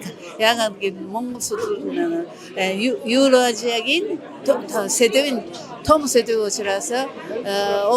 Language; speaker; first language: Mongolian; non-native, fluent; Korean